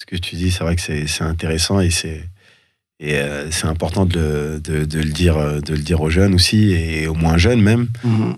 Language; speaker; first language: French; early bilingual, other home language; Soninke